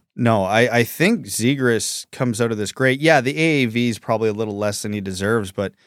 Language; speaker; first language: English; early bilingual, other home language; Ukrainian